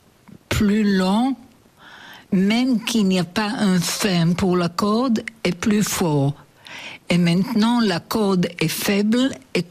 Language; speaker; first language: French; non-native, learner; Hebrew